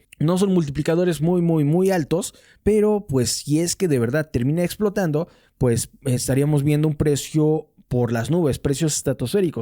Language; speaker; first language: Spanish; native; Spanish